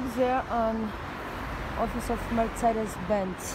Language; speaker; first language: English; non-native, learner; Russian